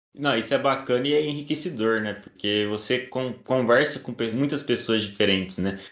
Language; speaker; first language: Portuguese; native; Portuguese